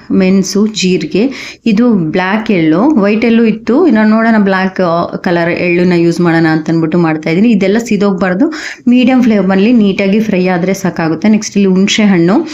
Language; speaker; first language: Kannada; native; Kannada